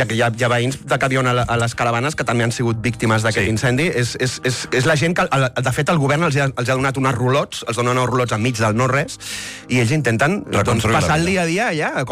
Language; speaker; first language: Catalan; native; Catalan